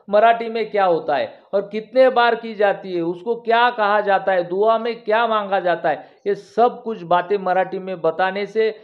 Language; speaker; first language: Hindi; non-native, local second language; Marathi